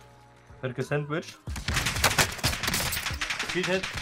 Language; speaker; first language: German; native; German